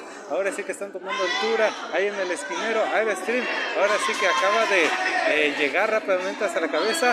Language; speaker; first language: Spanish; native; Spanish